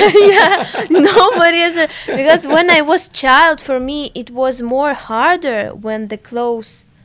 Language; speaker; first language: English; non-native, fluent; Ukrainian